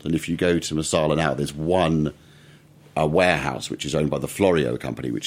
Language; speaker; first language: English; native; English